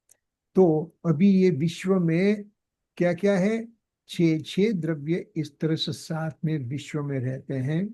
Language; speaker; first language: Hindi; non-native, local second language; Gujarati